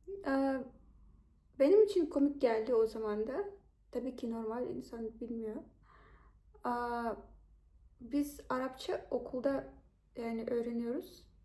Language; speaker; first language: Turkish; non-native, fluent; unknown